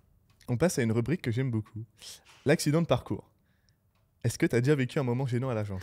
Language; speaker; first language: French; native; French